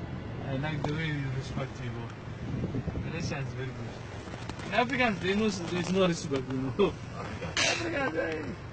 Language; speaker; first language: English; non-native, learner; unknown